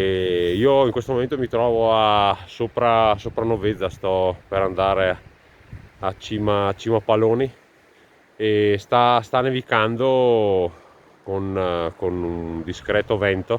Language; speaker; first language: Italian; native; Italian